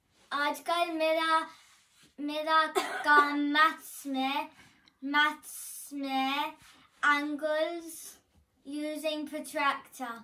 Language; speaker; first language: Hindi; early bilingual, heritage; Hindi